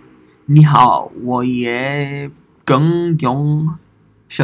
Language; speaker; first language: Chinese; non-native, learner; German